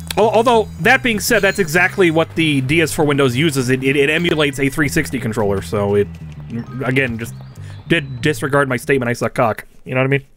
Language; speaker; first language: English; native; English